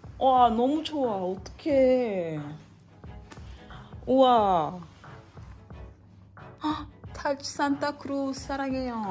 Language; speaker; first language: Korean; non-native, fluent; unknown